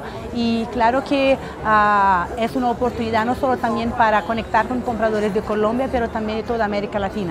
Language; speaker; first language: Spanish; non-native, fluent; Portuguese